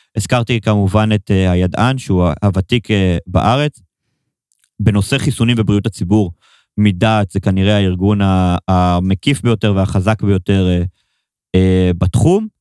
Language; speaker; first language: Hebrew; native; Hebrew